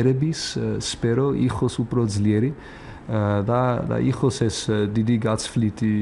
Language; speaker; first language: Georgian; non-native, learner; English